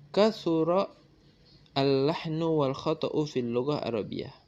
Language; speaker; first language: Arabic; non-native, fluent; Indonesian